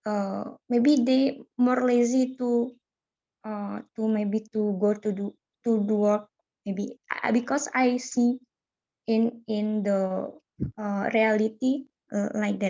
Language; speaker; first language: English; non-native, learner; Indonesian